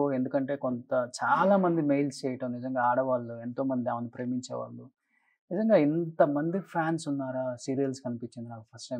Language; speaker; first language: Telugu; native; Telugu